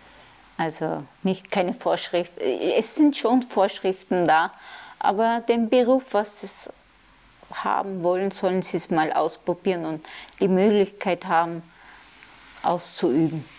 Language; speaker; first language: German; early bilingual, other home language; Turkish